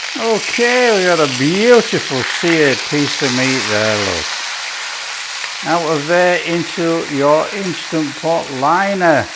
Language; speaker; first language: English; native; English